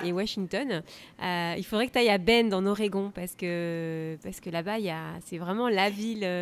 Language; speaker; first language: French; native; French